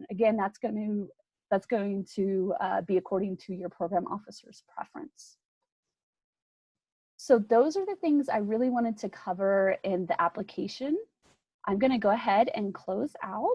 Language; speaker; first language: English; native; English